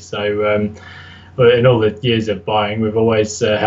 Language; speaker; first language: English; native; English